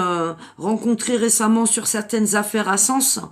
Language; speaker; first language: French; native; French